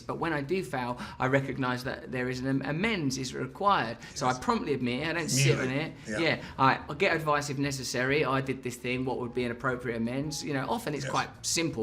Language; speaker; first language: English; native; English